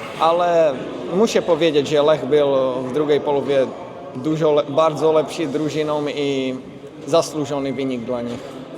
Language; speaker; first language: Polish; non-native, learner; Czech